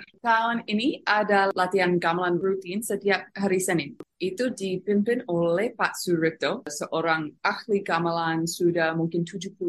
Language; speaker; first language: Indonesian; non-native, fluent; English